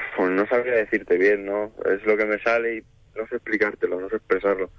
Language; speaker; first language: Spanish; native; Spanish